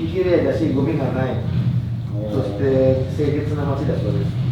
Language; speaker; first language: Japanese; non-native, fluent; Indonesian